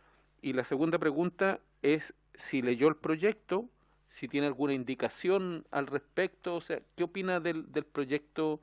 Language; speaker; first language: Spanish; native; Spanish